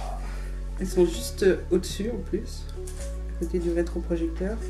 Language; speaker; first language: French; native; French